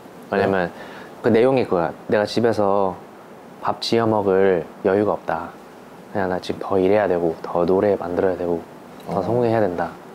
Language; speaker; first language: Korean; early bilingual, heritage; Korean